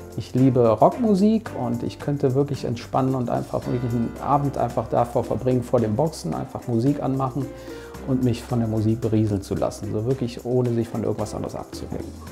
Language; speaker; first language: German; early bilingual, other home language; Spanish